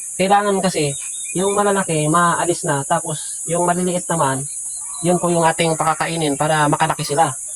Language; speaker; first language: Filipino; non-native, local second language; Bikol